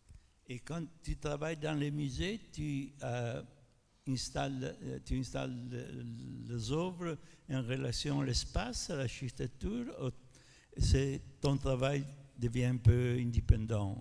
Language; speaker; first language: French; non-native, fluent; Italian